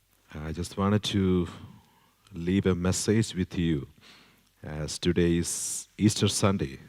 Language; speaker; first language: English; non-native, local second language; Malayalam